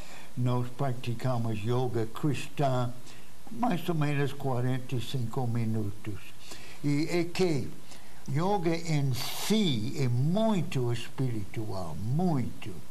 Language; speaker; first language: Portuguese; non-native, fluent; English